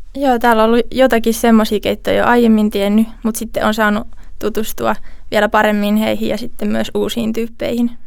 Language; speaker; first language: Finnish; native; Finnish